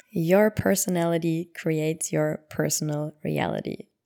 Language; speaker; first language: English; non-native, fluent; German